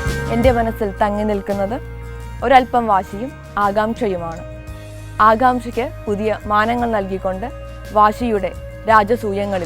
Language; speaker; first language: Malayalam; native; Malayalam